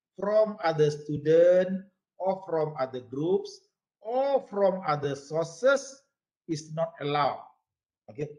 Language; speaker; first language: English; non-native, local second language; Malay